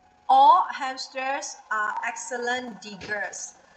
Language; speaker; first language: English; non-native, local second language; Chinese